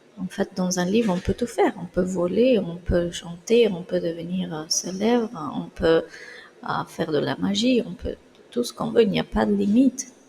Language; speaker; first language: French; non-native, fluent; Spanish